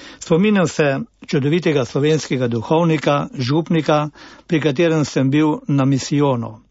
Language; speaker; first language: Slovenian; native; Slovenian